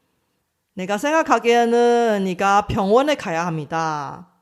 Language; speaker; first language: Korean; non-native, fluent; Chinese